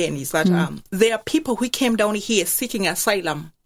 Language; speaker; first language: English; non-native, local second language; Shona